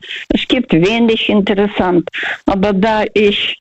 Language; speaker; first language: German; non-native, fluent; Russian